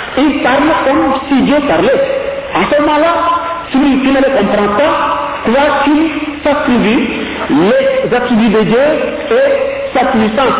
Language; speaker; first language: French; non-native, local second language; Wolof